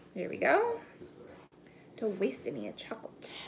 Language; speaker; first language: English; native; English